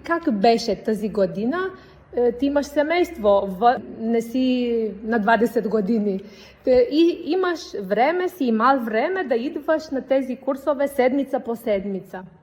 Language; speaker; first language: Bulgarian; native; Bulgarian